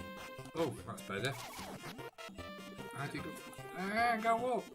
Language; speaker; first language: English; native; English